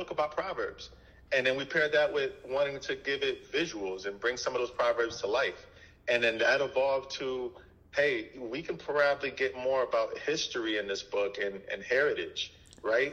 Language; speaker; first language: English; early bilingual, other home language; Haitian Creole